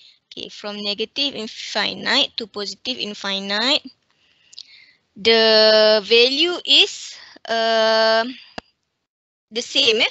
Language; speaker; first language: English; non-native, local second language; Malay